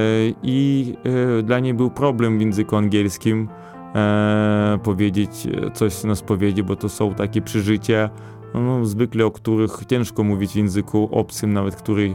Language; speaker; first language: Polish; non-native, fluent; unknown